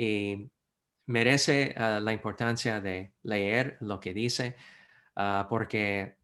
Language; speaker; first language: Spanish; non-native, fluent; English